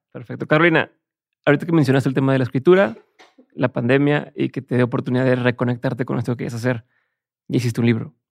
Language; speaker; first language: Spanish; native; Spanish